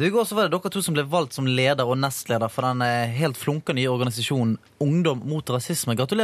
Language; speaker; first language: Norwegian; native; Norwegian